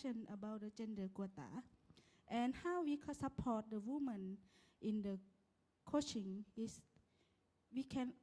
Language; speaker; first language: English; non-native, learner; Lao